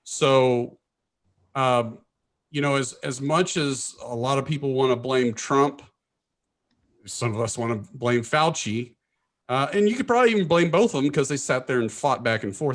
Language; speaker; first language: English; native; English